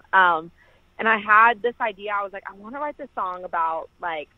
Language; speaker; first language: English; native; English